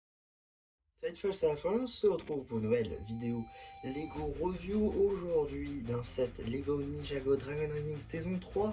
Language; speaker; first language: French; native; French